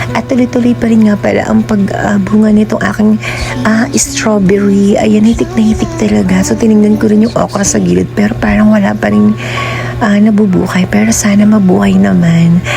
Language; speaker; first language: Filipino; native; Filipino